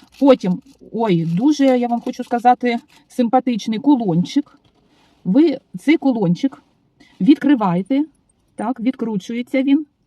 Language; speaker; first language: Ukrainian; non-native, local second language; Russian